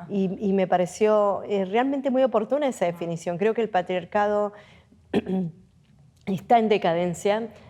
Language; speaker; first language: Spanish; native; Spanish